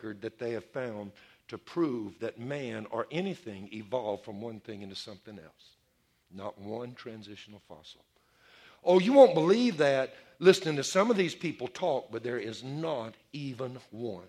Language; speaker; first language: English; native; English